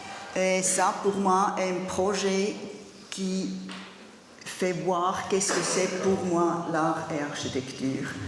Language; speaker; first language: French; non-native, learner; German